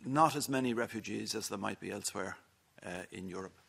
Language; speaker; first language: English; native; English